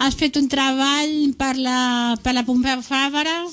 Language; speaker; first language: Spanish; native; Spanish